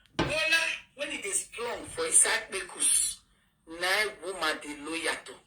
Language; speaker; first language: Nigerian Pidgin; native; Nigerian Pidgin